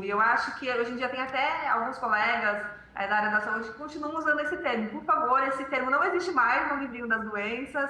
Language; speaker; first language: Portuguese; native; Portuguese